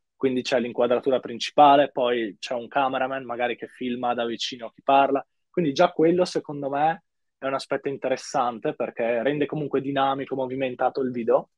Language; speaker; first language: Italian; native; Italian